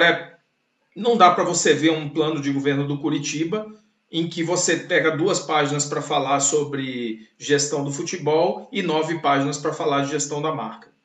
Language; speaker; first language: Portuguese; native; Portuguese